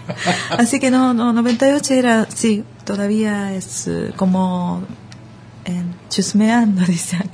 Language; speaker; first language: Spanish; non-native, learner; Japanese